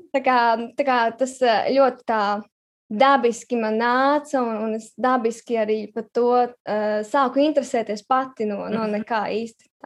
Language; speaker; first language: Latvian; native; Latvian